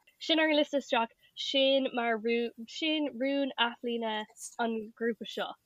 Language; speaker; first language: Irish; native; Irish